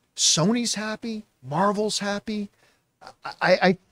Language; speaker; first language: English; native; English